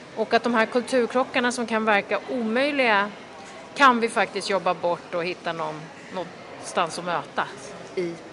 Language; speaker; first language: Swedish; early bilingual, other home language; Kurdish